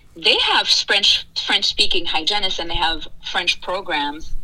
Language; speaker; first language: English; early bilingual, other home language; French